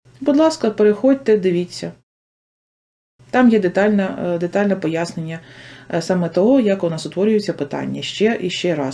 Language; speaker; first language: Ukrainian; native; Ukrainian